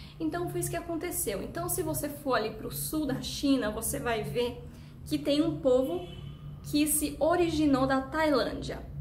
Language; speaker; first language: Portuguese; early bilingual, heritage; Portuguese